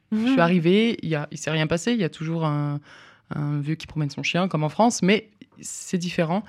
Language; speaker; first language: French; native; French